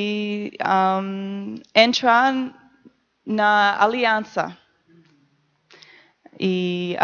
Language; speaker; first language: Portuguese; non-native, learner; English